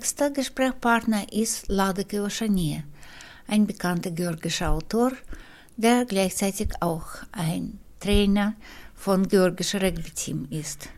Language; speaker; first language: German; non-native, fluent; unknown